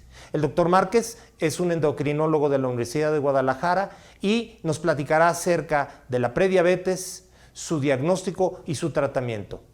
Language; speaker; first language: Spanish; native; Spanish